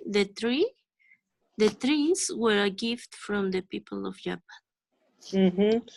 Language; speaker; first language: English; non-native, learner; Spanish